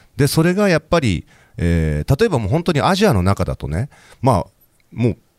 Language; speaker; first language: Japanese; native; Japanese